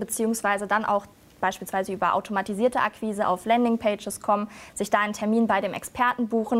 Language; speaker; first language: German; native; German